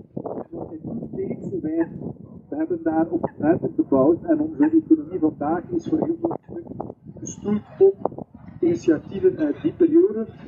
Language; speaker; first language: Dutch; native; Dutch